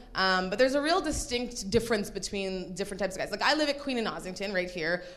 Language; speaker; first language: English; native; English